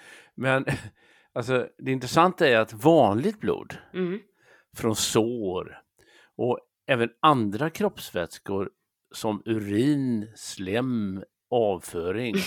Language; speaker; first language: Swedish; native; Swedish